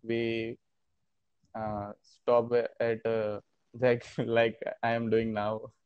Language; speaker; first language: English; non-native, learner; Hindi